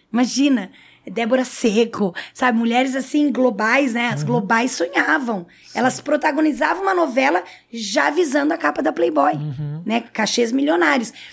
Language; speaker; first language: Portuguese; native; Portuguese